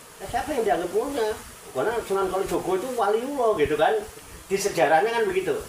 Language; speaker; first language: Indonesian; non-native, local second language; Javanese